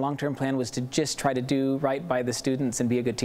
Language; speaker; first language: English; native; English